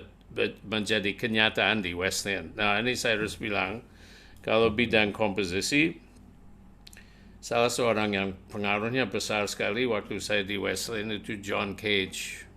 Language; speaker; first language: Indonesian; non-native, fluent; English